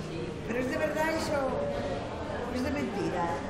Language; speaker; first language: Spanish; native; Spanish